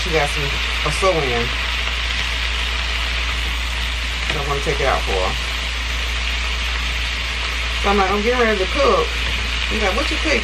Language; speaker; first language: English; native; English